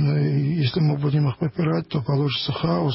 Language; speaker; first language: Russian; native; Russian